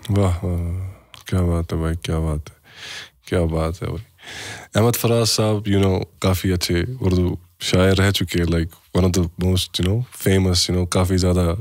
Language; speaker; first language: Hindi; non-native, local second language; Kashmiri